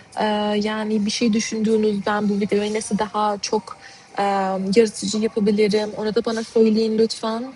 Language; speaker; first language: Turkish; non-native, fluent; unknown